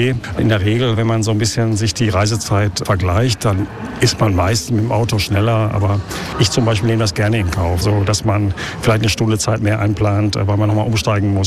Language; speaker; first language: German; native; German